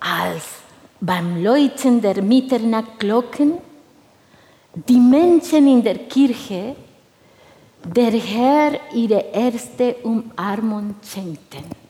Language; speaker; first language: German; non-native, fluent; Spanish